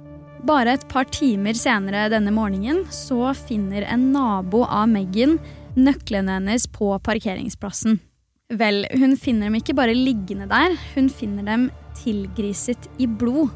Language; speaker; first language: Norwegian; native; Norwegian